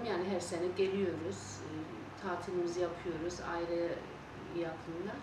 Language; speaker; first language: Turkish; non-native, fluent; German